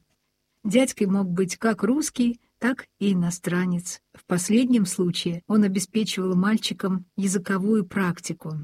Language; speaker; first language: Russian; native; Russian